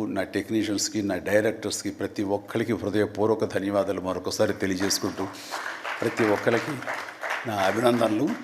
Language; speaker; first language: Telugu; native; Telugu